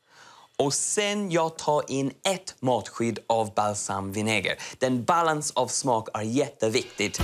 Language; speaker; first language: Swedish; non-native, learner; English